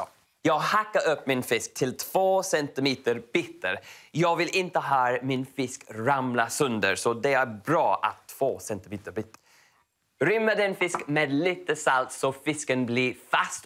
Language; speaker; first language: Swedish; non-native, learner; English